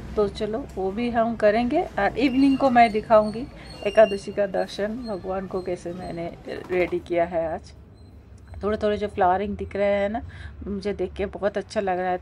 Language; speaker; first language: Hindi; non-native, local second language; Bangla